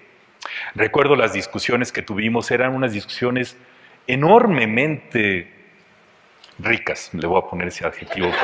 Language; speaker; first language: Spanish; native; Spanish